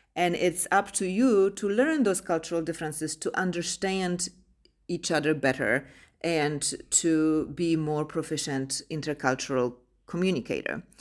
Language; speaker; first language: English; non-native, fluent; Polish